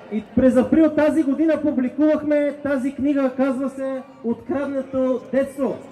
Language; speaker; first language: Bulgarian; native; Bulgarian